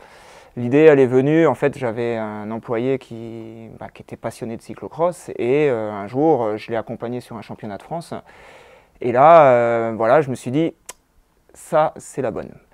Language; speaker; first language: French; native; French